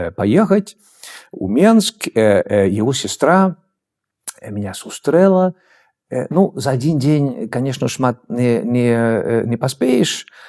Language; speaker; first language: Belarusian; non-native, learner; Swedish